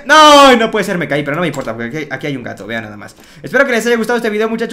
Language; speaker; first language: Spanish; native; Spanish